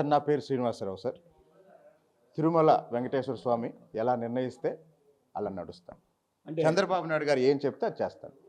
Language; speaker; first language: Telugu; native; Telugu